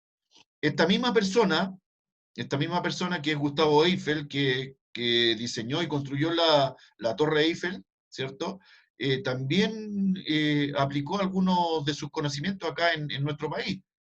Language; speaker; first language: Spanish; native; Spanish